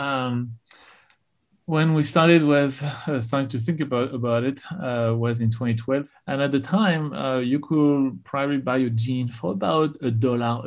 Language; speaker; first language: English; non-native, fluent; French